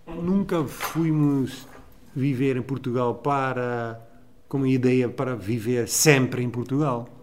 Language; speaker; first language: Portuguese; non-native, learner; Dutch